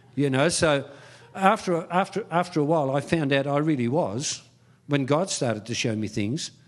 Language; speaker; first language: English; early bilingual, other home language; Dutch